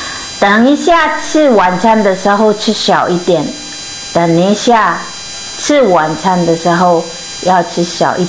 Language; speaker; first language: Chinese; non-native, fluent; Indonesian